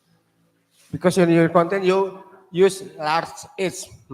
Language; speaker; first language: English; non-native, learner; Indonesian